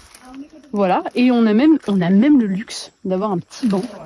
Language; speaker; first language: French; native; French